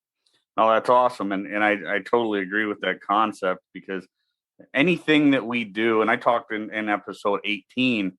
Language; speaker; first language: English; native; English